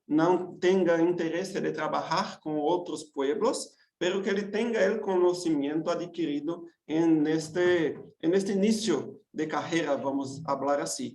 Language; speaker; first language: Spanish; non-native, fluent; Portuguese